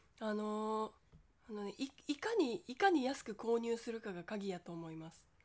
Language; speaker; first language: Japanese; native; Japanese